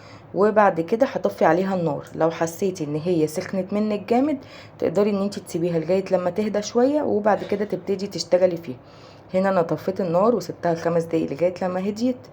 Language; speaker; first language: Arabic; native; Arabic